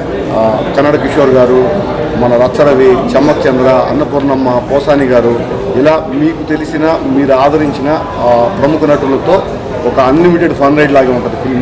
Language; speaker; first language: Telugu; native; Telugu